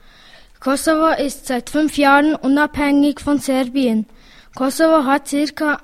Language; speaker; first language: German; early bilingual, other home language; Albanian